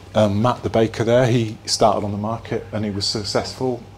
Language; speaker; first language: English; native; English